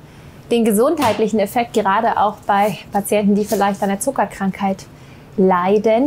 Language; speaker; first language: German; native; German